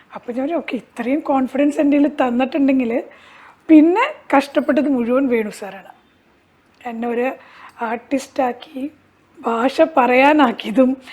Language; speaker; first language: Malayalam; early bilingual, heritage; Malayalam